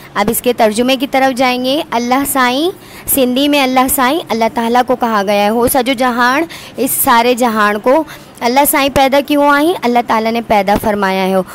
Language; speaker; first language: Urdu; non-native, local second language; Sindhi